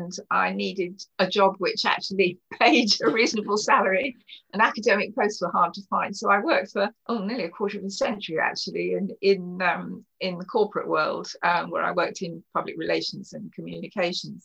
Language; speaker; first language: English; native; English